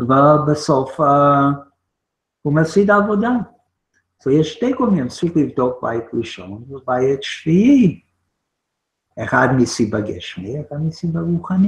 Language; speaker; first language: Hebrew; non-native, fluent; English